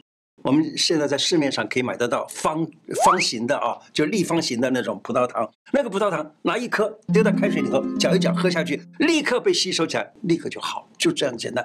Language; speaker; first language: Chinese; native; Chinese